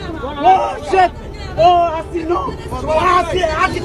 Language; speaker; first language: Spanish; non-native, learner; Haitian Creole